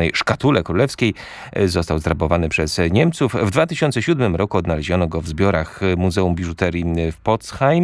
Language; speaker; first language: Polish; native; Polish